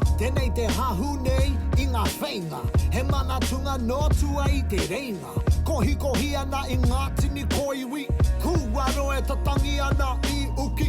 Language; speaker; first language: Māori; non-native, local second language; English